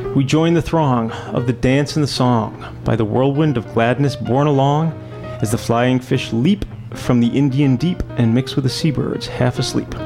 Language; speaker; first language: English; native; English